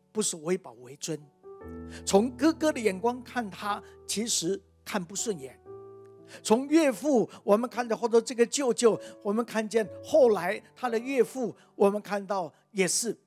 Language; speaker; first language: Chinese; native; Chinese